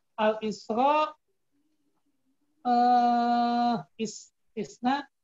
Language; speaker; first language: Arabic; non-native, learner; Indonesian